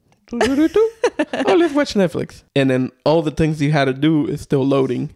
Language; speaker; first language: English; early bilingual, other home language; Spanish